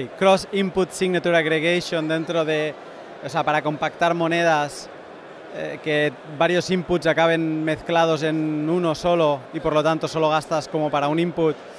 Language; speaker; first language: Spanish; native; Spanish